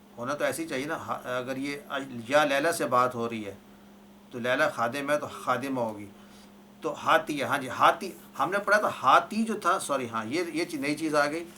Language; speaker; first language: Urdu; native; Urdu